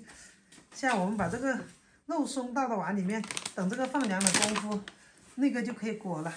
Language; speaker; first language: Chinese; native; Chinese